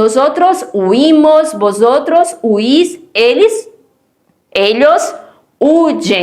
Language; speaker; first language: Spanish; non-native, fluent; Portuguese